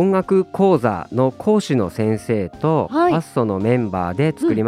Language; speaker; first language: Japanese; native; Japanese